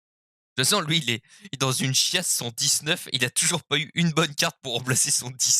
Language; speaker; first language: French; native; French